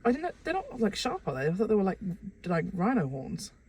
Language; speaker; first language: English; native; English